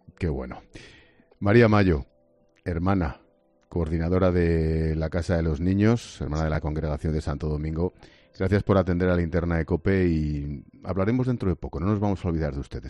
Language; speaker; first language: Spanish; native; Spanish